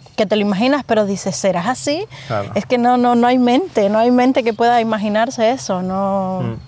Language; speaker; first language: Spanish; native; Spanish